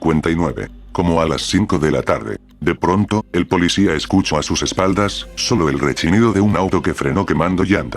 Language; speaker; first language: Spanish; native; Spanish